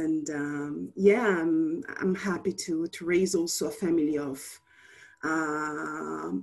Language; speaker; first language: English; non-native, fluent; Italian